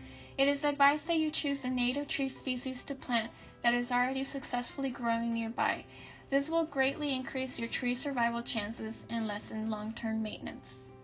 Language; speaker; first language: English; native; English